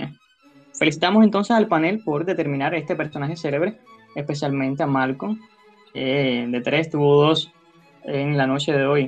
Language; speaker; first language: Spanish; native; Spanish